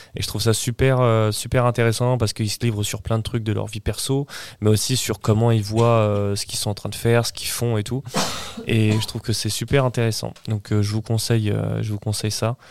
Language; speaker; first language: French; early bilingual, other home language; Portuguese